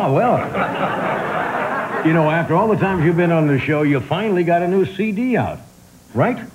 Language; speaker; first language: English; native; English